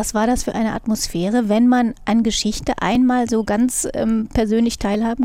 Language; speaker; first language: German; native; German